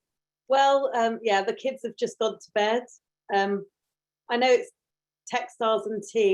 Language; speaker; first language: English; native; English